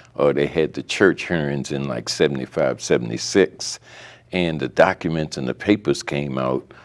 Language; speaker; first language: English; native; English